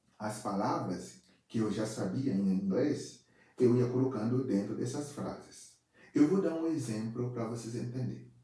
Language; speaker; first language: Portuguese; non-native, fluent; Haitian Creole